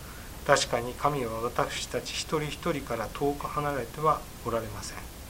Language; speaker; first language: Japanese; native; Japanese